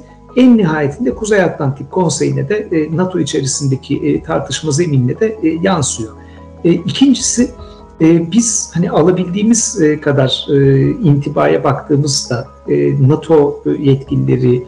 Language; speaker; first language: Turkish; native; Turkish